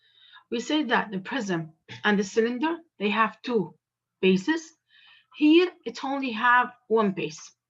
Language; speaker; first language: English; non-native, fluent; Arabic